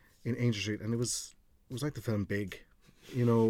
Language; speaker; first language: English; native; English